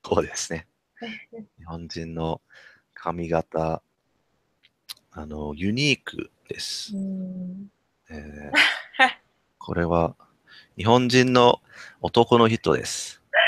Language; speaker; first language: Japanese; non-native, learner; English